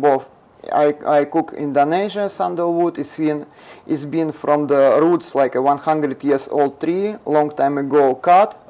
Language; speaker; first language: English; non-native, learner; Russian